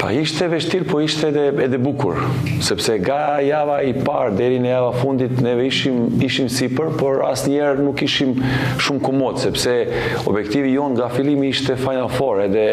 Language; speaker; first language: Albanian; non-native, learner; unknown